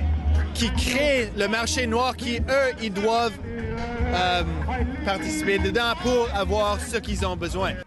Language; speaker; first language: French; non-native, local second language; English